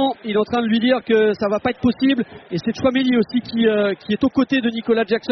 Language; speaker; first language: French; native; French